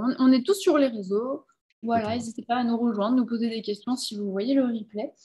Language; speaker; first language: French; native; French